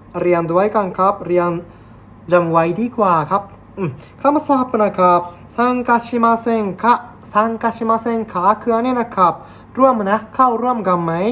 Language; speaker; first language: Thai; non-native, learner; Japanese